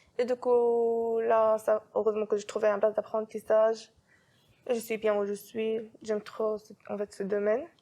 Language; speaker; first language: French; non-native, fluent; Arabic